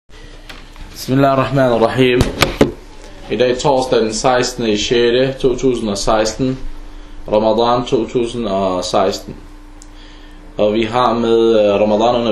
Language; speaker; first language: Danish; non-native, fluent; Arabic